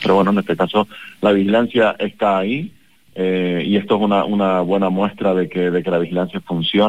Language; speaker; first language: Spanish; native; Spanish